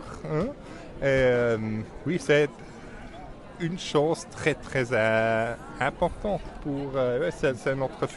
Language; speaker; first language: French; non-native, local second language; German